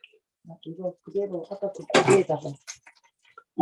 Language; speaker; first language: Korean; native; Korean